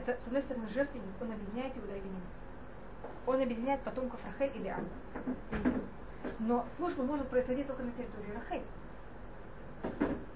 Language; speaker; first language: Russian; non-native, fluent; Hebrew